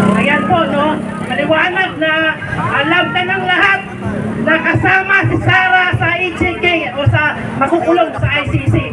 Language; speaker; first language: Filipino; native; Filipino